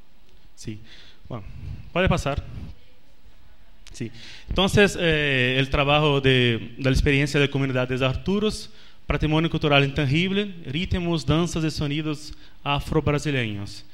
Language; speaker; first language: Spanish; non-native, learner; Portuguese